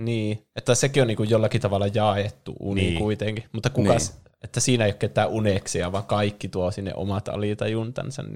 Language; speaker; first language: Finnish; native; Finnish